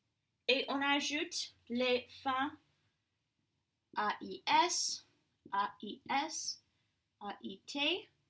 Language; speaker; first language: French; non-native, learner; English